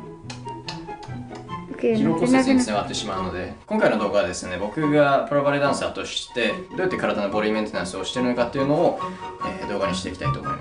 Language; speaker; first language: Japanese; native; Japanese